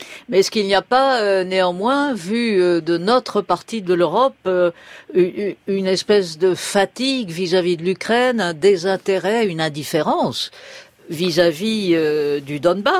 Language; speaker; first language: French; native; French